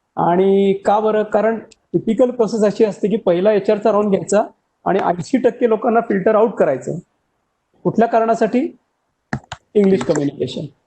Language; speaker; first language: Marathi; native; Marathi